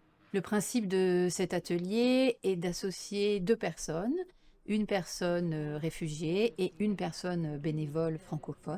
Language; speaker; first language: French; native; French